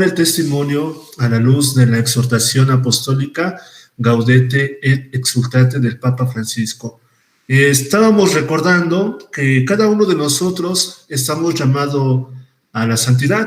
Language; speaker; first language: Spanish; native; Spanish